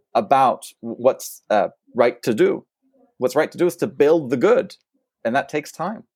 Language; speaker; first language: English; early bilingual, other home language; French